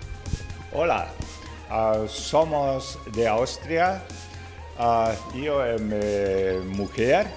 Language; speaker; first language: Spanish; non-native, learner; German